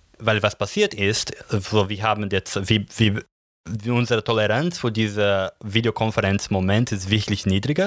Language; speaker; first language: German; non-native, learner; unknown